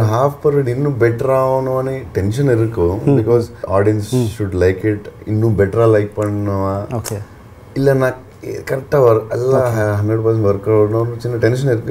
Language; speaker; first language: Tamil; non-native, learner; Telugu